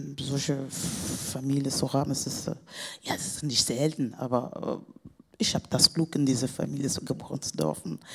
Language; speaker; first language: German; non-native, fluent; Portuguese